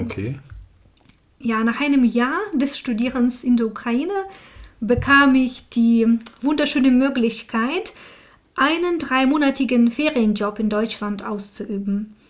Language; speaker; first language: German; non-native, fluent; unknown